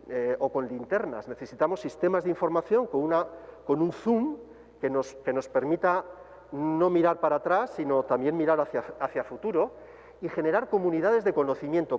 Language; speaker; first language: Spanish; native; Spanish